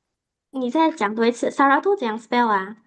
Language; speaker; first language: Chinese; native; Chinese